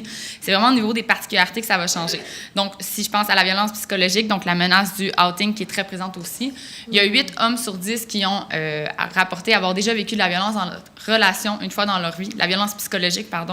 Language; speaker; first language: French; native; French